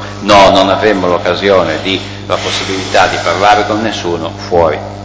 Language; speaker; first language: Italian; native; Italian